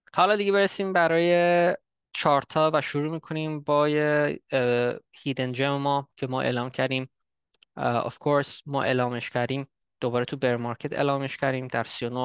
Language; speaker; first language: Persian; early bilingual, heritage; Persian